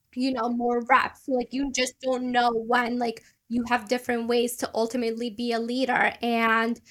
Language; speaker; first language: English; early bilingual, other home language; Italian